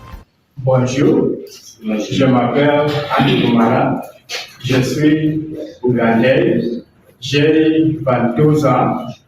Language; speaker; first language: French; non-native, learner; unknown